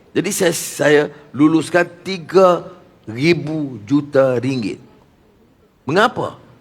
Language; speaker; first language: Malay; native; Malay